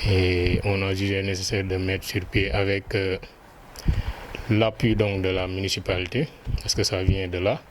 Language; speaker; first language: French; non-native, local second language; Wolof